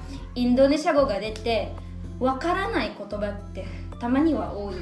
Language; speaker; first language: Japanese; early bilingual, other home language; Indonesian